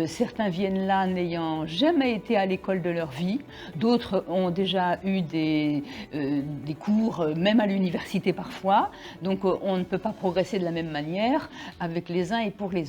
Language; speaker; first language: French; native; French